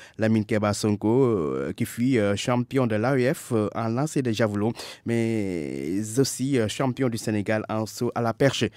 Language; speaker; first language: French; non-native, local second language; Wolof